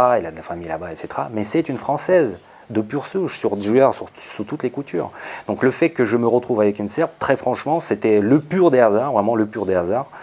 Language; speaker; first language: French; non-native, fluent; Russian